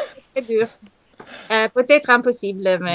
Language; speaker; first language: French; non-native, learner; Italian